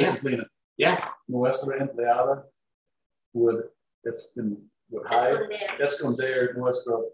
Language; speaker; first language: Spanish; non-native, learner; English